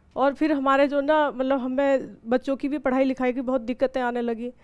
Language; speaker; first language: Hindi; native; Hindi